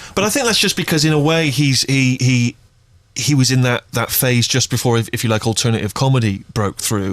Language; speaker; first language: English; native; English